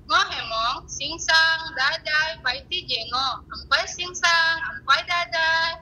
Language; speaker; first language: Cantonese; non-native, learner; Indonesian